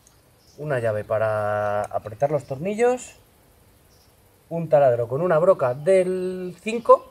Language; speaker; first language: Spanish; native; Spanish